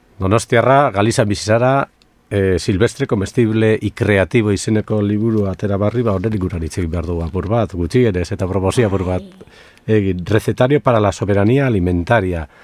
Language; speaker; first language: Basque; native; Basque